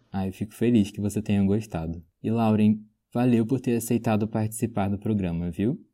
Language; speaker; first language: Portuguese; native; Portuguese